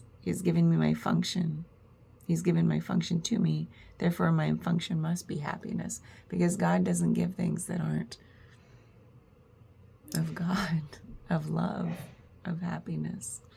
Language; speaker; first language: English; native; English